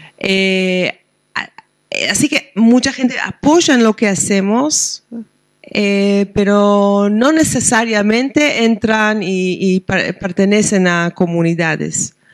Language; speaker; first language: Spanish; non-native, fluent; Hebrew